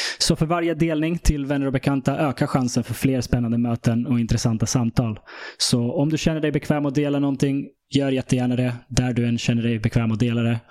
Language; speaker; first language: Swedish; early bilingual, other home language; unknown